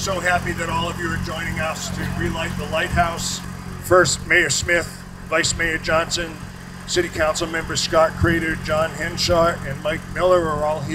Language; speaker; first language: English; native; English